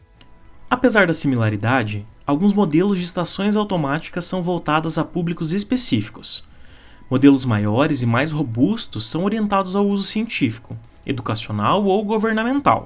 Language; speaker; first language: Portuguese; native; Portuguese